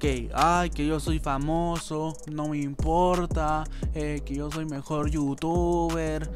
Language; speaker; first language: Spanish; native; Spanish